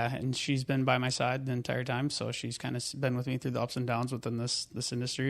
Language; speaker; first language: English; native; English